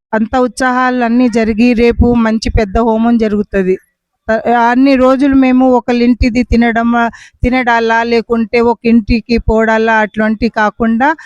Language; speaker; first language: Telugu; non-native, local second language; Lambadi